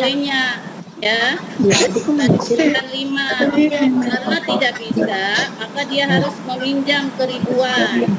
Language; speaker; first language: Indonesian; native; Indonesian